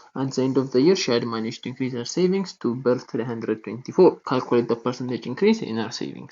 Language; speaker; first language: English; non-native, local second language; Amharic